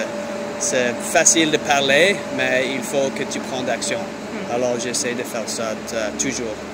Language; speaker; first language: French; non-native, learner; English